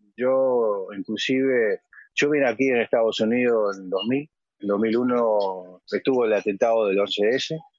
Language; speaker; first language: Spanish; native; Spanish